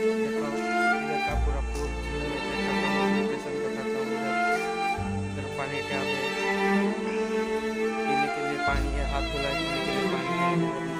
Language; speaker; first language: Hindi; non-native, local second language; Odia